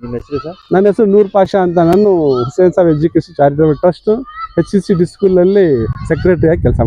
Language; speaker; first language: Kannada; non-native, local second language; Urdu